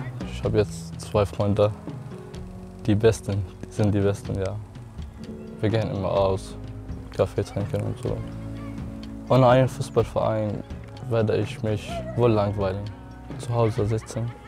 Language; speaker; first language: German; non-native, learner; Arabic